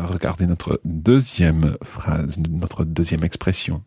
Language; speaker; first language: French; non-native, fluent; English